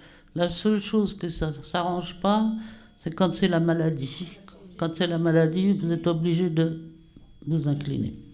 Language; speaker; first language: French; native; French